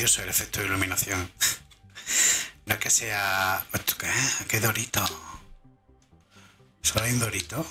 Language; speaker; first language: Spanish; native; Spanish